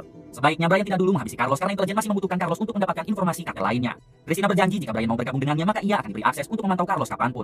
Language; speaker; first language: Indonesian; native; Indonesian